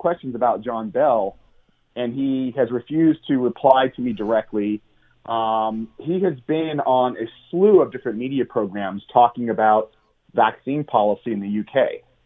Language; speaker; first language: English; native; English